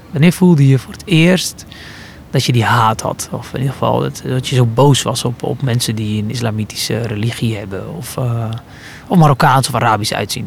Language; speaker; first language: Dutch; early bilingual, other home language; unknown